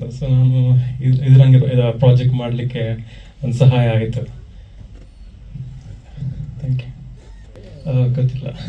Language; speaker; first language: Kannada; non-native, local second language; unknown